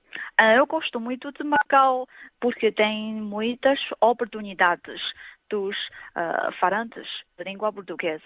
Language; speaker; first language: Portuguese; non-native, fluent; Chinese